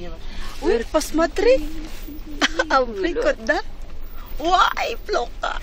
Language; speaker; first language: Russian; non-native, learner; Filipino